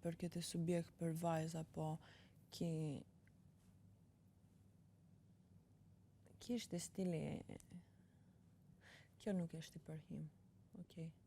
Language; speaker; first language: Albanian; early bilingual, heritage; Albanian